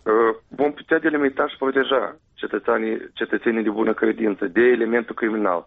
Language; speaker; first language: Romanian; native; Romanian